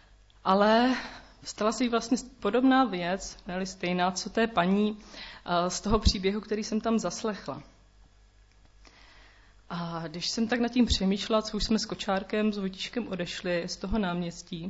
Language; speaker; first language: Czech; native; Czech